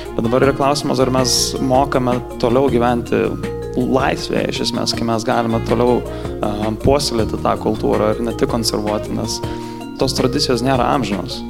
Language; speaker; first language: Lithuanian; early bilingual, heritage; Lithuanian